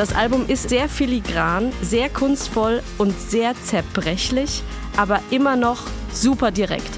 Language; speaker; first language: German; native; German